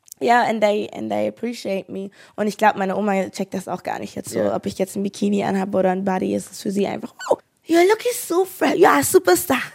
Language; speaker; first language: German; native; German